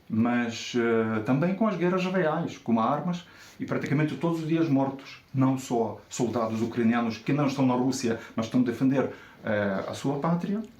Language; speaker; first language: Portuguese; non-native, fluent; Ukrainian